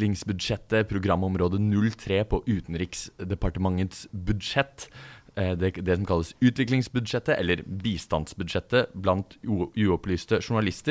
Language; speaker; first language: Norwegian; native; Norwegian